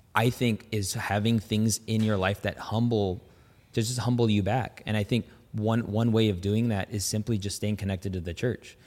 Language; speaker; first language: English; native; English